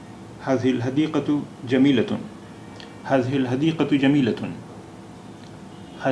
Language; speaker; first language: Arabic; non-native, fluent; Urdu